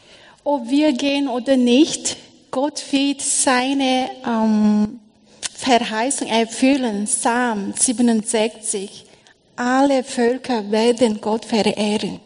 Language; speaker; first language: German; non-native, learner; Korean